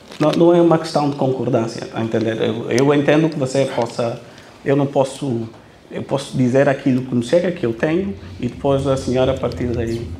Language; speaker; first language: Portuguese; non-native, local second language; Kabuverdianu